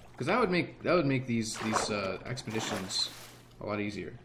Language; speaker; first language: English; native; English